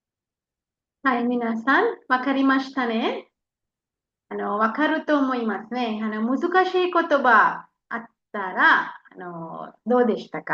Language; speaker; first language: Japanese; non-native, fluent; Sinhala